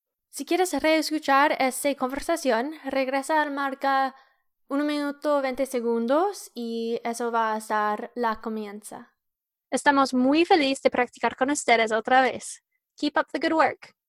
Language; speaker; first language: Spanish; non-native, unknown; English